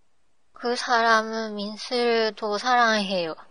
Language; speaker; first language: Korean; non-native, learner; Japanese